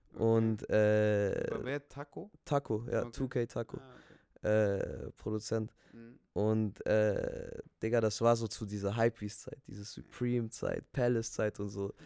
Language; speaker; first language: German; early bilingual, other home language; Spanish